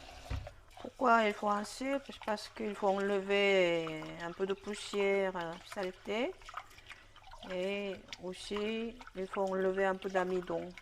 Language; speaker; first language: French; non-native, fluent; Korean